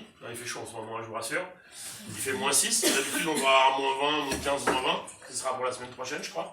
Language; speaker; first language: French; native; French